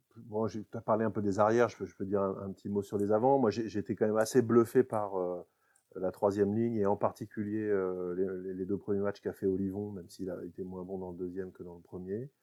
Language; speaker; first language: French; native; French